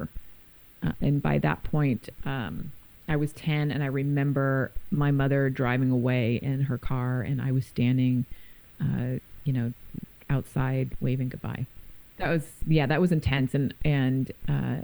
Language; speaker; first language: English; native; English